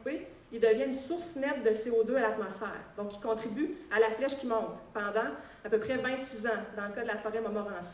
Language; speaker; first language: French; native; French